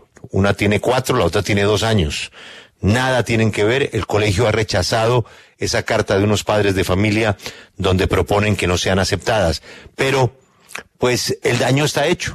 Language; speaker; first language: Spanish; native; Spanish